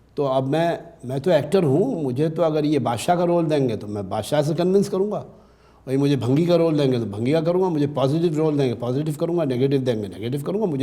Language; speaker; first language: Urdu; native; Urdu